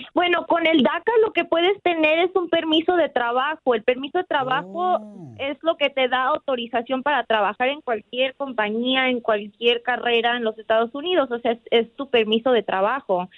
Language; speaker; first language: Spanish; early bilingual, heritage; Spanish